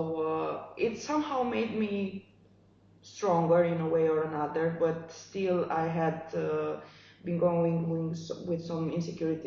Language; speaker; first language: English; non-native, fluent; Romanian